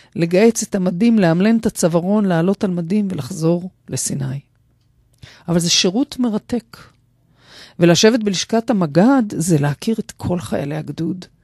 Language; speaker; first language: Hebrew; native; Hebrew